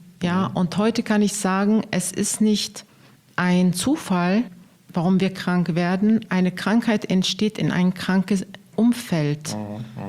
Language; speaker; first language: German; non-native, fluent; Arabic